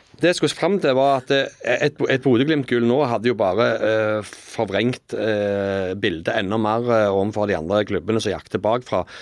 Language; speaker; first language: Norwegian; native; Norwegian